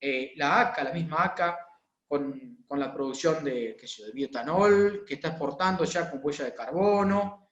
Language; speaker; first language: Spanish; native; Spanish